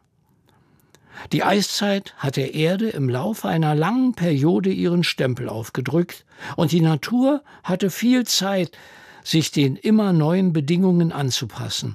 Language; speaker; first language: German; native; German